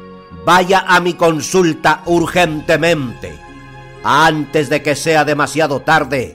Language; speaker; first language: Spanish; native; Spanish